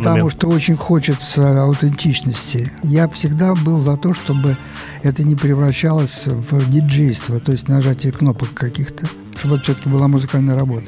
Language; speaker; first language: Russian; native; Russian